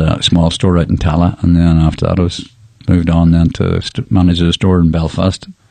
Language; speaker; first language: English; native; English